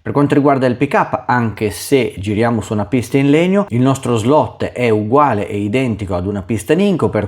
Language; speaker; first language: Italian; native; Italian